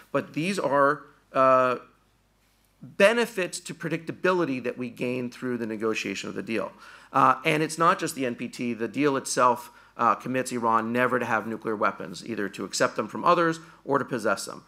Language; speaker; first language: English; native; English